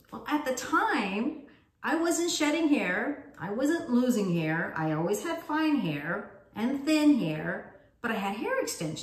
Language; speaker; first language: English; native; English